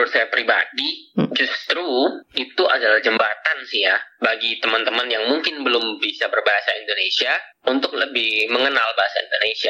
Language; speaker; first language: Indonesian; native; Indonesian